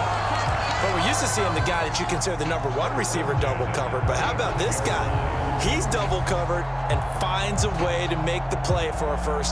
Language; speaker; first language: English; native; English